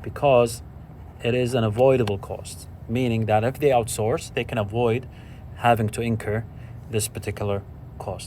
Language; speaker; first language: English; non-native, fluent; Arabic